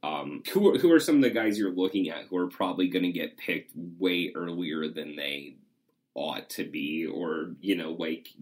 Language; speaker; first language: English; native; English